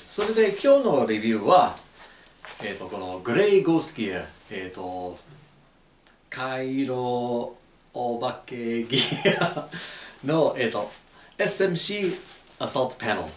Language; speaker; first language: Japanese; non-native, learner; English